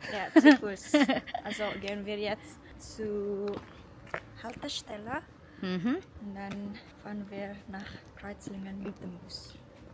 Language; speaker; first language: German; non-native, learner; Indonesian